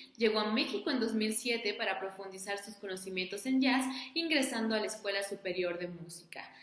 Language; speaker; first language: Spanish; native; Spanish